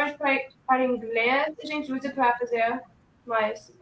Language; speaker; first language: Portuguese; early bilingual, heritage; Portuguese